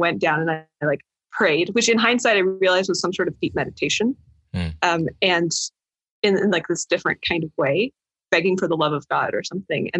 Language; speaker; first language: English; native; English